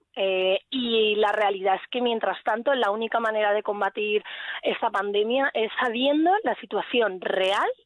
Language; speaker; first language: Spanish; native; Spanish